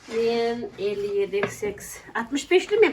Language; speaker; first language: Turkish; native; Turkish